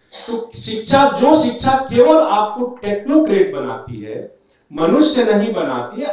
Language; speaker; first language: Hindi; native; Hindi